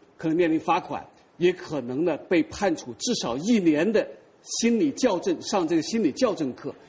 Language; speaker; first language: Chinese; native; Chinese